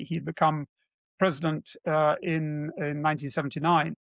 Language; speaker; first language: English; native; English